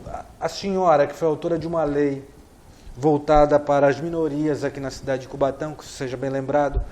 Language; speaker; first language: Portuguese; native; Portuguese